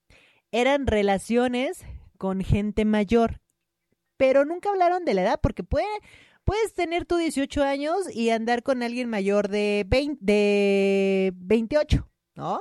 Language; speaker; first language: Spanish; native; Spanish